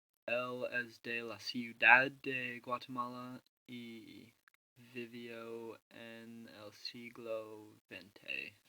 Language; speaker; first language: Spanish; non-native, learner; English